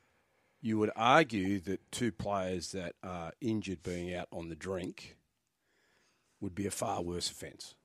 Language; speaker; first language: English; native; English